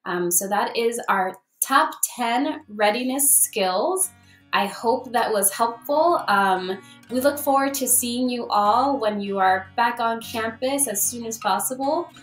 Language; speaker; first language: English; early bilingual, other home language; Spanish